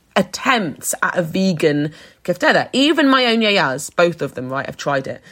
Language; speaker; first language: English; native; English